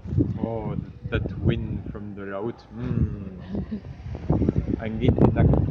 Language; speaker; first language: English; non-native, learner; French